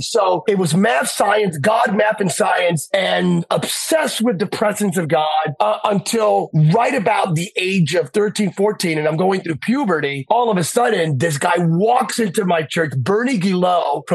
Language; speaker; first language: English; native; English